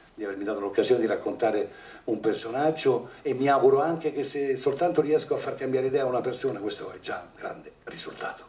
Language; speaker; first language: Italian; native; Italian